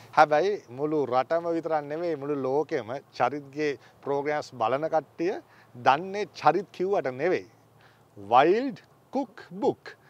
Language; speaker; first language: Sinhala; native; Sinhala